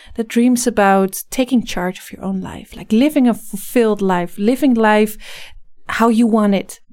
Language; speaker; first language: English; non-native, fluent; Dutch